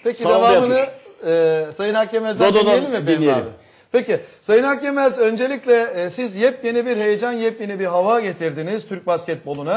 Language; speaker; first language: Turkish; native; Turkish